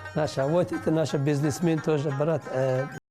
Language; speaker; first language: Russian; non-native, learner; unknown